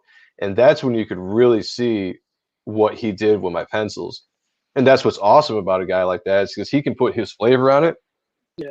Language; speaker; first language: English; native; English